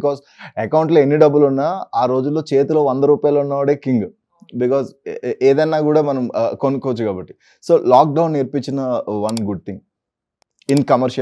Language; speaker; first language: Telugu; native; Telugu